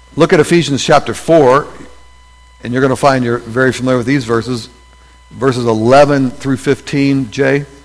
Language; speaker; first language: English; native; English